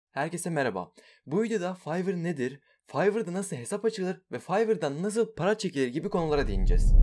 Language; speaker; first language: Turkish; native; Turkish